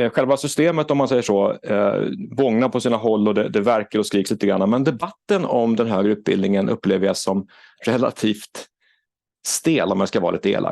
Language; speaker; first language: Swedish; native; Swedish